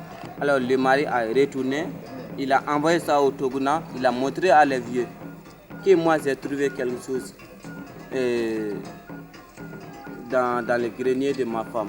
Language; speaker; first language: French; non-native, learner; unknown